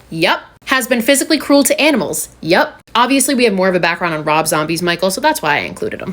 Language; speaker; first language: English; native; English